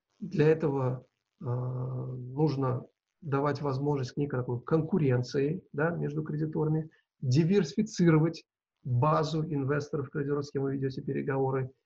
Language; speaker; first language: Russian; non-native, local second language; Uzbek